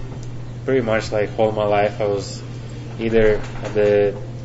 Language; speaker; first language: English; non-native, fluent; Finnish